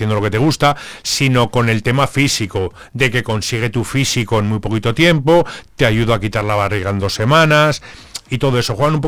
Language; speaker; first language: Spanish; native; Spanish